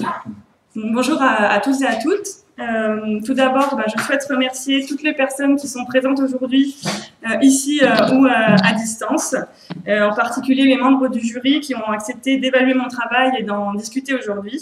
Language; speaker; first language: French; native; French